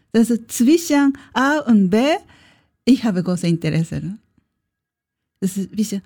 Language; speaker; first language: German; non-native, learner; Japanese